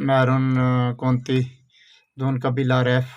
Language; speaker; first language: Filipino; non-native, learner; Urdu